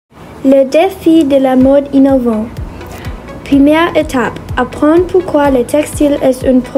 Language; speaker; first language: French; non-native, learner; English